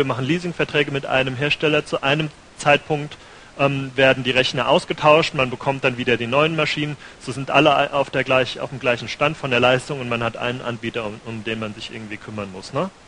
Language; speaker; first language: German; native; German